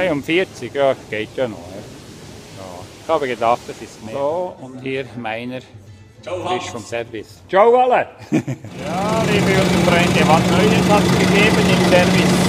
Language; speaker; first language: German; native; German